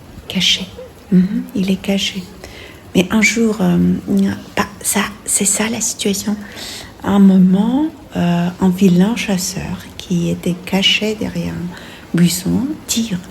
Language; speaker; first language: French; non-native, fluent; Russian